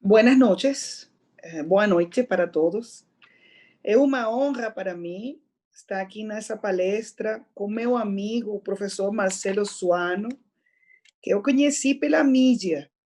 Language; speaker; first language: Portuguese; non-native, fluent; Spanish